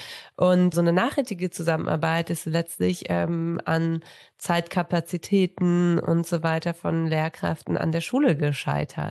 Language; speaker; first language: German; native; German